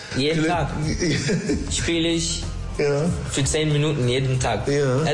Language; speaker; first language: German; non-native, learner; Turkish